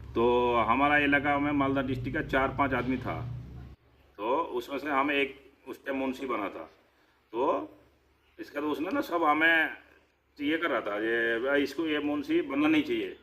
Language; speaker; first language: Hindi; non-native, local second language; Bangla